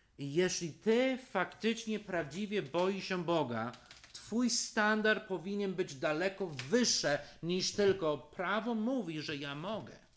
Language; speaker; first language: Polish; non-native, fluent; English